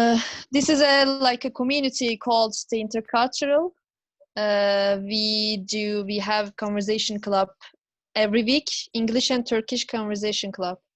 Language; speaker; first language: English; non-native, fluent; Turkish